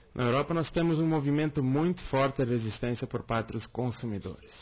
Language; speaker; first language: Portuguese; native; Portuguese